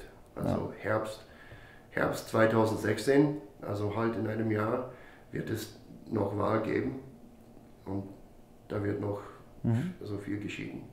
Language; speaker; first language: German; non-native, fluent; English